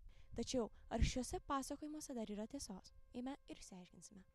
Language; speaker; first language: Lithuanian; native; Lithuanian